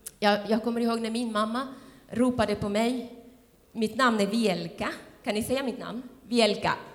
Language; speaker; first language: Swedish; non-native, fluent; Spanish